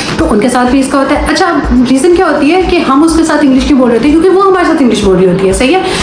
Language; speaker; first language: Urdu; native; Urdu